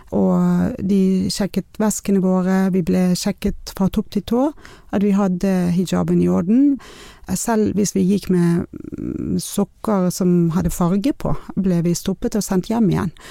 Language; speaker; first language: Norwegian; non-native, fluent; Persian